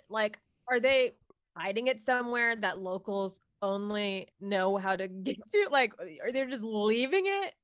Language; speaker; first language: English; native; English